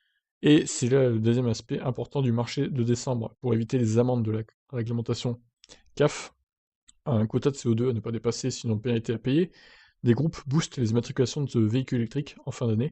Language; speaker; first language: French; native; French